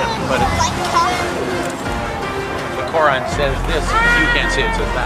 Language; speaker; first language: English; native; English